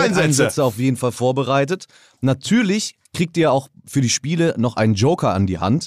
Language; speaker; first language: German; native; German